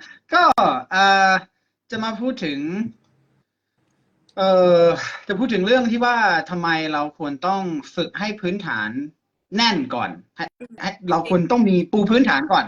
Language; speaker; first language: Thai; non-native, fluent; English